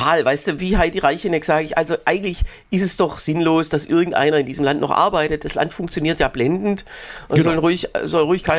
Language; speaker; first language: German; native; German